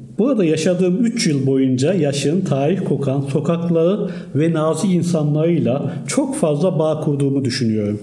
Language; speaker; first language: Turkish; native; Turkish